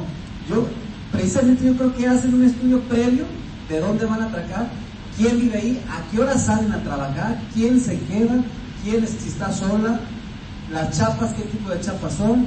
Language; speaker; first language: Spanish; native; Spanish